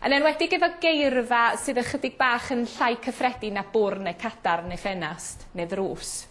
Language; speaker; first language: Welsh; native; Welsh